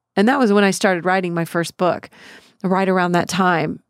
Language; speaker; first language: English; native; English